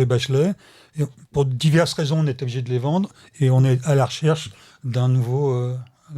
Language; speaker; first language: French; native; French